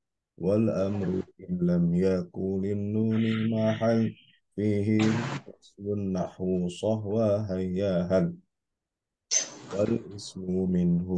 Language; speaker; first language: Arabic; non-native, fluent; Indonesian